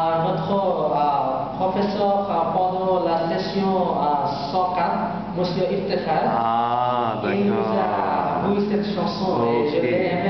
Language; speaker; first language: French; non-native, learner; Bangla